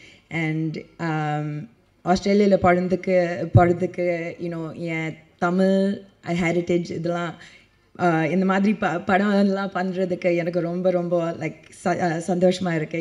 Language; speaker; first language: Tamil; early bilingual, heritage; Tamil